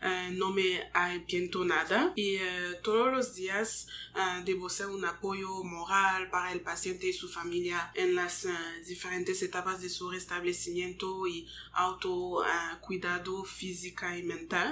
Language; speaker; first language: Spanish; non-native, fluent; French